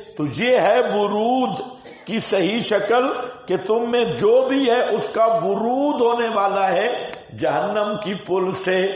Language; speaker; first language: Urdu; non-native, local second language; Saraiki